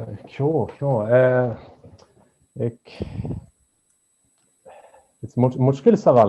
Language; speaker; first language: Hindi; non-native, learner; Swedish